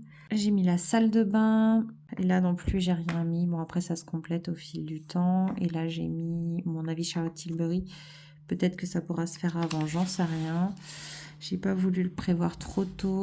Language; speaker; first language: French; native; French